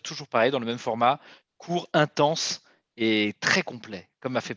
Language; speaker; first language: French; native; French